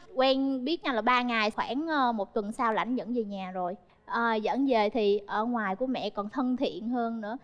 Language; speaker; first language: Vietnamese; native; Vietnamese